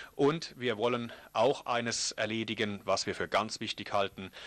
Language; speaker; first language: German; native; German